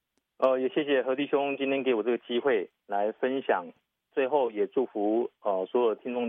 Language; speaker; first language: Chinese; native; Chinese